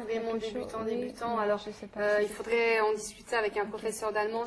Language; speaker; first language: French; native; French